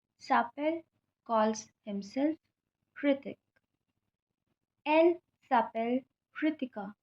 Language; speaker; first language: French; non-native, fluent; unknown